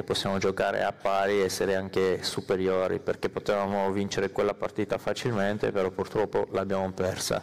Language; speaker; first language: Italian; non-native, fluent; Armenian